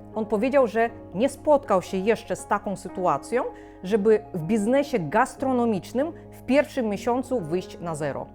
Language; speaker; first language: Polish; non-native, fluent; Korean